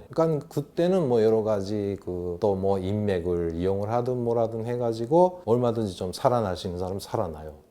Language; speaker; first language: Korean; native; Korean